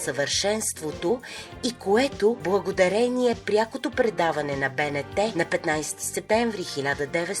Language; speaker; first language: Bulgarian; native; Bulgarian